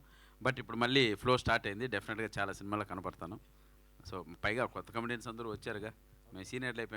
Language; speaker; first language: Telugu; native; Telugu